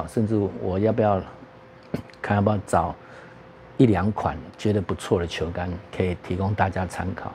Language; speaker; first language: Chinese; native; Chinese